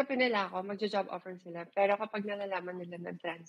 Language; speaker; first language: English; non-native, local second language; Filipino